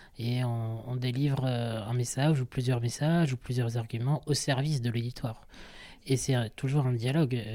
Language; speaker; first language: French; native; French